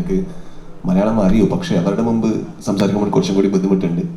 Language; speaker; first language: Malayalam; non-native, learner; Kannada